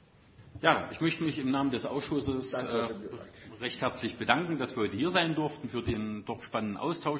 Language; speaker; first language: German; native; German